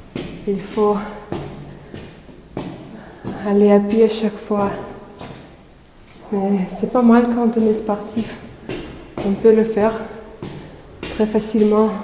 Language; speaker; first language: French; non-native, fluent; Russian